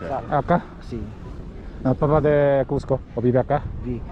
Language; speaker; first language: Spanish; non-native, learner; Korean